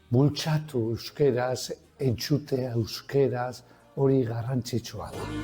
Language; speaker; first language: Basque; non-native, learner; Spanish